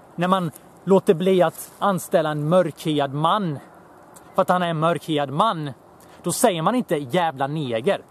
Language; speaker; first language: Swedish; early bilingual, other home language; Bosnian